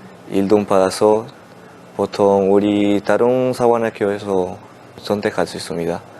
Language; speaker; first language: Korean; non-native, learner; Spanish